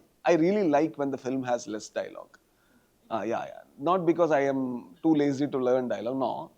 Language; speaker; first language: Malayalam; non-native, learner; Tulu